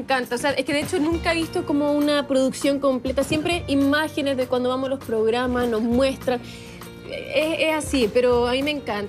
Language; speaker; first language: Spanish; native; Spanish